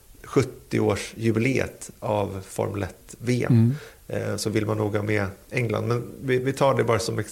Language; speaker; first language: Swedish; native; Swedish